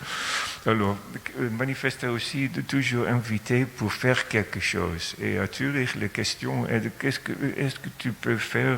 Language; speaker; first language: French; non-native, fluent; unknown